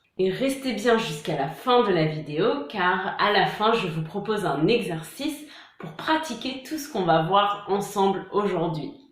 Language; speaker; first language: French; native; French